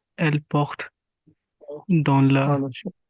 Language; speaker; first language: French; non-native, learner; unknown